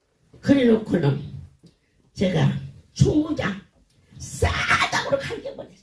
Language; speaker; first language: Korean; native; Korean